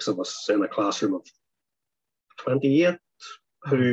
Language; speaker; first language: English; native; English